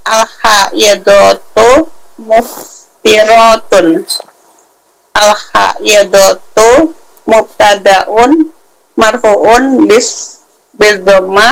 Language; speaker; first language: Arabic; non-native, learner; Indonesian